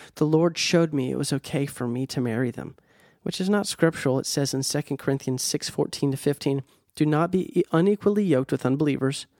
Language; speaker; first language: English; native; English